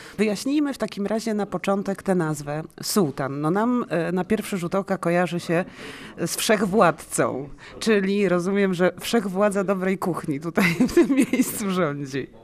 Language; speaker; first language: Polish; native; Polish